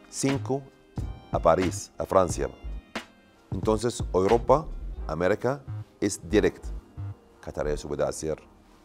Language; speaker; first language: Spanish; non-native, learner; Arabic